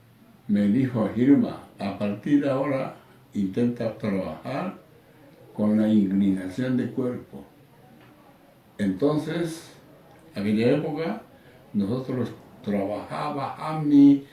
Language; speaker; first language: Spanish; non-native, learner; Japanese